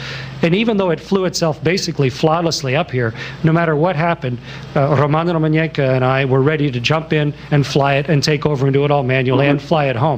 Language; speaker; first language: English; native; English